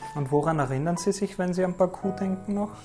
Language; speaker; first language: German; native; German